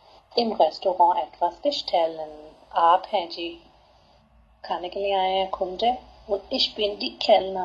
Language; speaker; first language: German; non-native, fluent; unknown